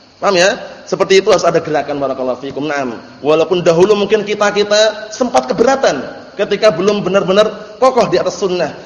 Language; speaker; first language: Indonesian; native; Indonesian